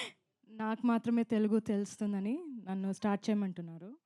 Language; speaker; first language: Telugu; non-native, fluent; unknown